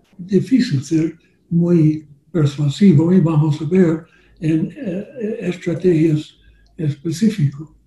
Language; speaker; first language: Spanish; non-native, learner; English